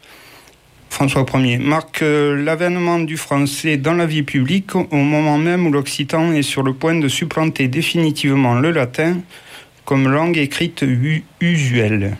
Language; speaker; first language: French; native; French